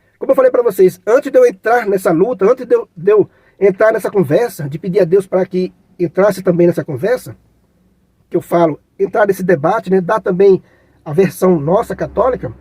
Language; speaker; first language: Portuguese; native; Portuguese